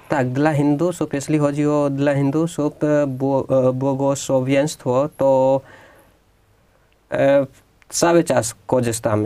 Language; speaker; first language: Polish; non-native, fluent; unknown